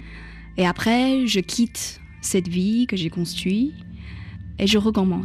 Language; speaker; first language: French; non-native, fluent; Chinese